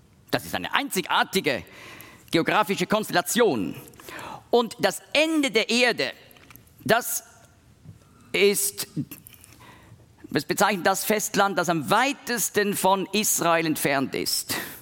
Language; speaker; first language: German; native; German